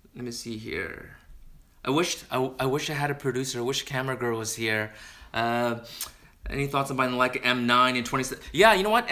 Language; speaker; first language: English; native; English